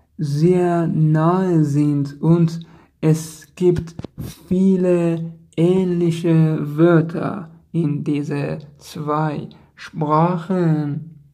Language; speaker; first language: German; non-native, learner; Persian